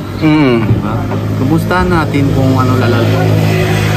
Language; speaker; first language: Filipino; non-native, learner; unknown